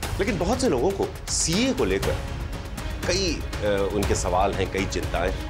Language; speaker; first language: Hindi; native; Hindi